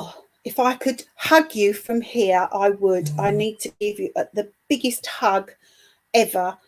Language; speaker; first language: English; native; English